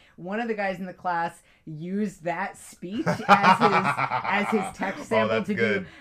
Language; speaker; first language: English; native; English